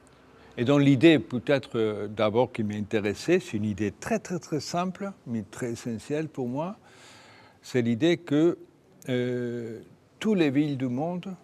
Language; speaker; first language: French; non-native, fluent; Spanish